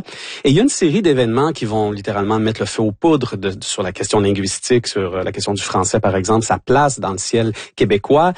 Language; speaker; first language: French; native; French